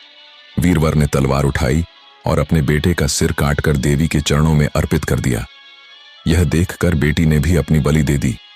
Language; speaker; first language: Hindi; native; Hindi